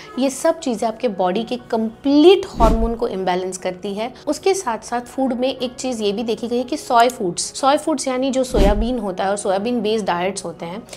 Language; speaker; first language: Hindi; non-native, local second language; Gujarati